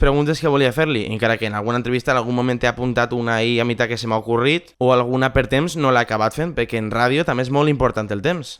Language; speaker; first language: Catalan; native; Catalan